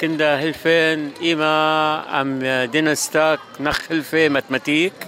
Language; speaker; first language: German; non-native, learner; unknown